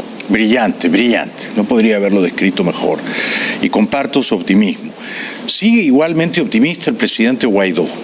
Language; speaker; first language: Spanish; native; Spanish